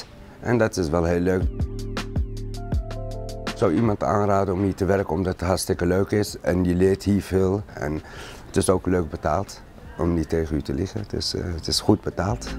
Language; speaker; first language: Dutch; non-native, local second language; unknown